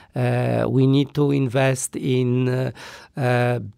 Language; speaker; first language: English; non-native, fluent; Polish